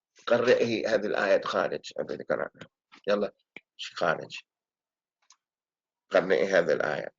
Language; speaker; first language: Arabic; non-native, fluent; English